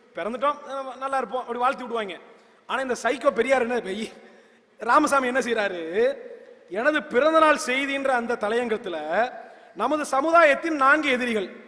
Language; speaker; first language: Tamil; native; Tamil